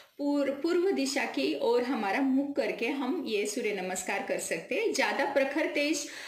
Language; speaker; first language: Hindi; non-native, local second language; Marathi